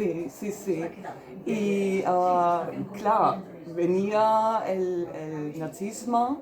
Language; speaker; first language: Catalan; non-native, fluent; German